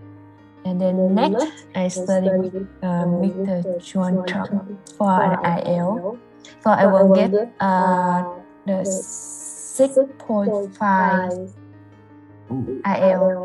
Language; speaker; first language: English; non-native, learner; Vietnamese